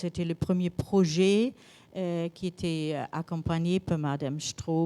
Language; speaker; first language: French; non-native, learner; German